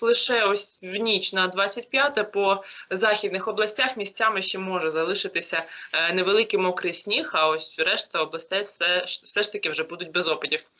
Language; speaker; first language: Ukrainian; native; Ukrainian